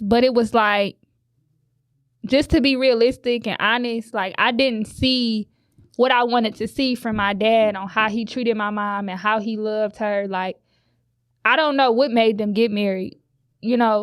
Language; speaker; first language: English; native; English